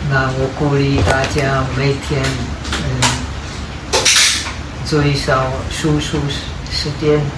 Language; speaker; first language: Chinese; non-native, learner; Czech